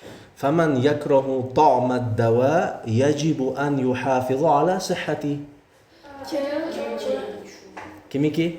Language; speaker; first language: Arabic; non-native, fluent; Uzbek